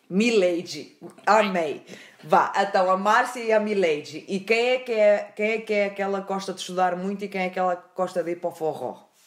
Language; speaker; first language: Portuguese; native; Portuguese